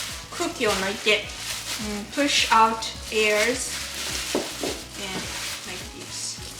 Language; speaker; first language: English; non-native, learner; Japanese